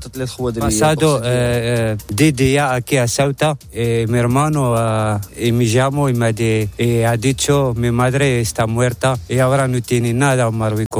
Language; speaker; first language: Spanish; non-native, learner; Arabic